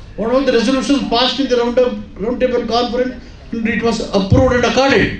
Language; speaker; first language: English; non-native, local second language; Kannada